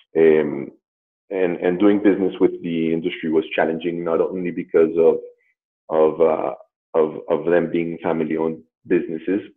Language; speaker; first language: English; non-native, fluent; Spanish